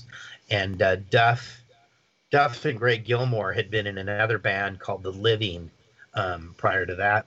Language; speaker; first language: English; native; English